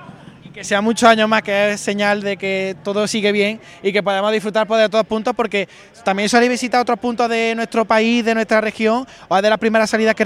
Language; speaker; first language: Spanish; native; Spanish